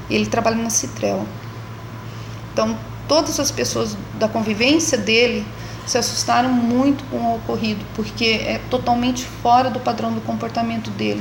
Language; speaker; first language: Portuguese; native; Portuguese